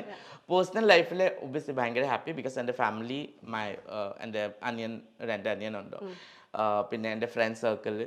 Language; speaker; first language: Malayalam; non-native, local second language; Assamese